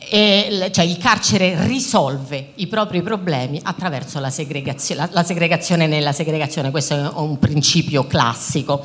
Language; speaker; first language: Italian; native; Italian